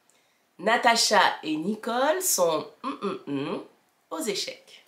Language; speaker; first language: French; native; French